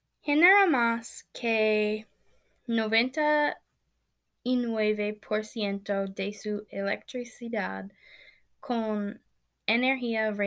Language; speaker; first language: Spanish; non-native, learner; English